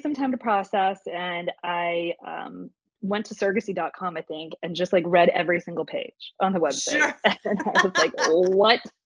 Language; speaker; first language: English; native; English